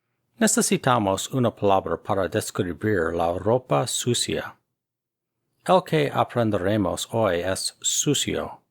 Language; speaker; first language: Spanish; non-native, fluent; English